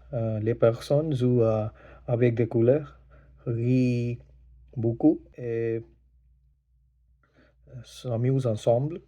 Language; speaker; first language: French; non-native, learner; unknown